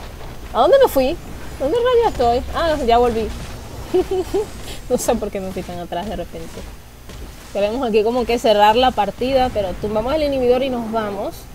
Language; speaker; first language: Spanish; native; Spanish